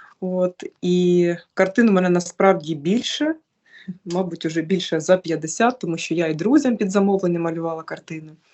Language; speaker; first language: Ukrainian; native; Ukrainian